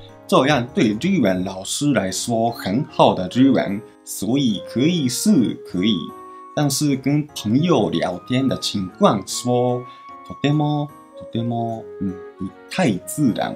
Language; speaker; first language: Chinese; non-native, fluent; Japanese